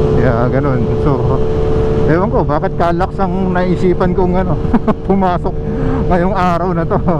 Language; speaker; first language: Filipino; non-native, local second language; Cebuano